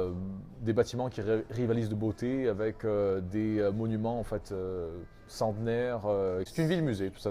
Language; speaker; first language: French; native; French